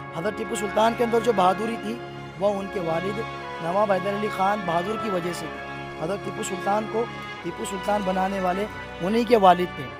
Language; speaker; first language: Urdu; native; Urdu